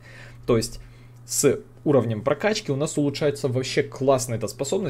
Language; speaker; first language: Russian; native; Russian